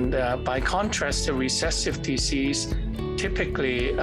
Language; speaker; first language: English; non-native, fluent; Cantonese